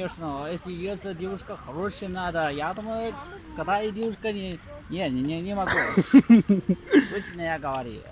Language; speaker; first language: Russian; non-native, learner; Chinese